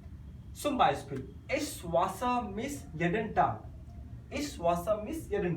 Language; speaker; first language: German; non-native, learner; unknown